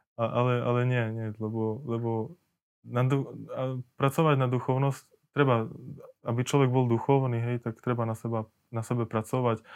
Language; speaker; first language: Slovak; native; Slovak